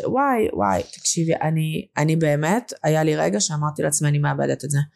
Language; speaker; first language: Hebrew; early bilingual, other home language; Russian